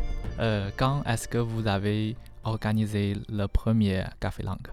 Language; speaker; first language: French; non-native, learner; Chinese